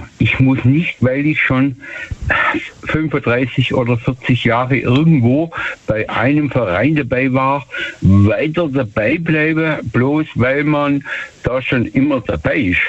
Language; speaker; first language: German; native; German